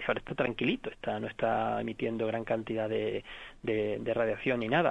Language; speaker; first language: Spanish; native; Spanish